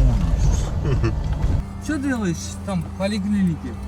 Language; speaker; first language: Russian; non-native, local second language; Kazakh